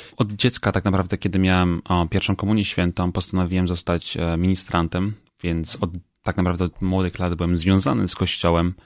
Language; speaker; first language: Polish; native; Polish